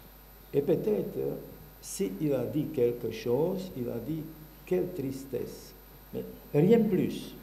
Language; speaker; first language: French; non-native, learner; Bulgarian